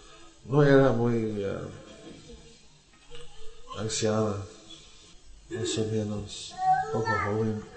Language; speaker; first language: Spanish; non-native, learner; English